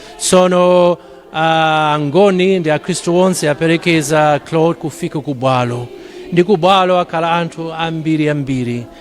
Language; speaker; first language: Nyanja; non-native, fluent; English